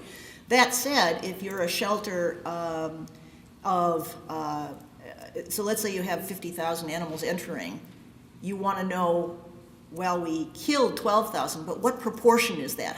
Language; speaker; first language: English; native; English